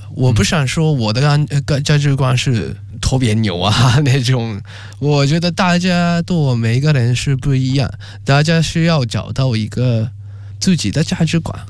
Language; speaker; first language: Chinese; non-native, fluent; Japanese